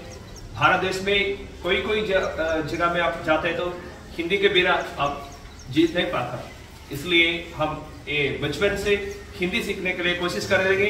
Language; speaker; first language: Hindi; non-native, local second language; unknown